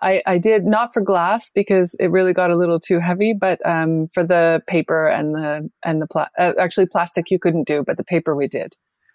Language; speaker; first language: English; native; English